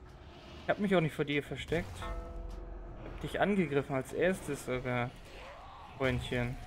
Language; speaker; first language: German; native; German